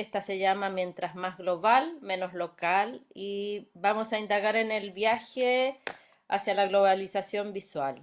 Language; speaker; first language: Spanish; native; Spanish